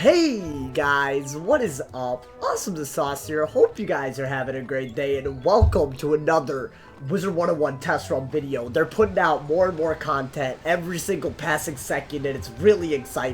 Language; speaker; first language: English; native; English